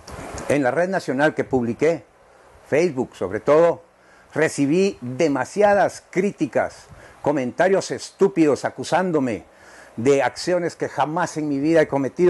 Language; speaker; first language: Spanish; native; Spanish